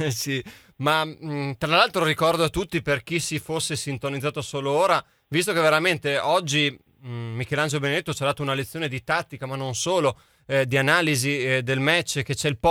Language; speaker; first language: Italian; native; Italian